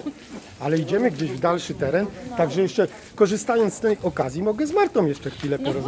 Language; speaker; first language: Polish; native; Polish